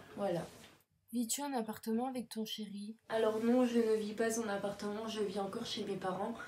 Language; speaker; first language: French; native; French